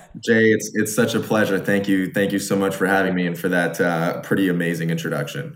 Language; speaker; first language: English; early bilingual, other home language; Chinese